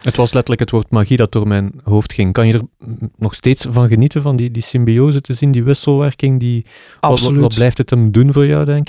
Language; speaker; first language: Dutch; native; Dutch